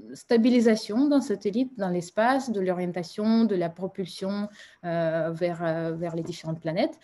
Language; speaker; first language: French; non-native, fluent; Russian